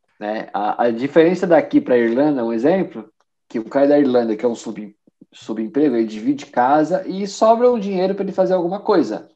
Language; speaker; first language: Portuguese; native; Portuguese